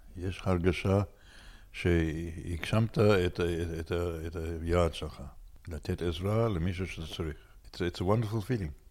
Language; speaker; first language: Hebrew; non-native, fluent; English